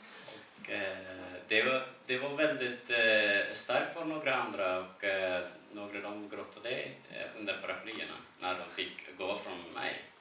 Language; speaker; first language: Swedish; non-native, learner; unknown